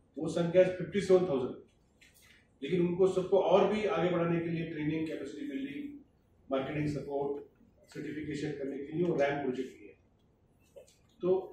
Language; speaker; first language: Hindi; non-native, local second language; Bangla